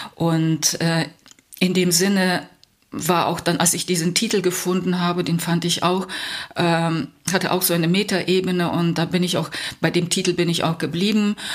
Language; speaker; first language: German; early bilingual, heritage; Plautdietsch